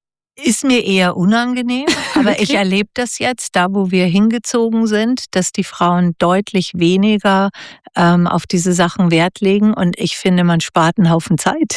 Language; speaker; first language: German; native; German